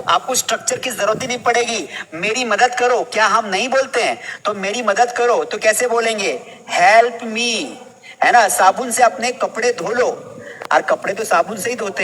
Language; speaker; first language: Hindi; native; Hindi